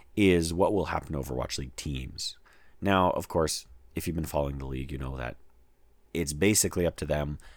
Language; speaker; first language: English; native; English